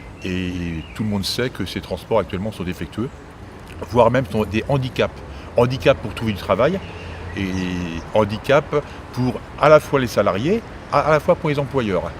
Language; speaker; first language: French; native; French